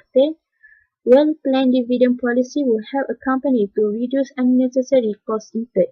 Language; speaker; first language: English; non-native, learner; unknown